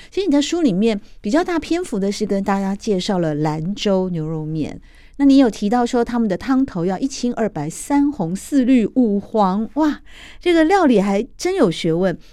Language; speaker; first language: Chinese; native; Chinese